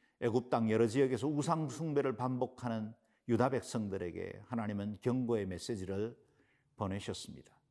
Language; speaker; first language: Korean; native; Korean